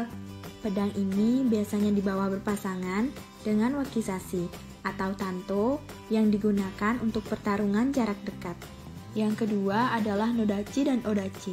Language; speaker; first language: Indonesian; native; Indonesian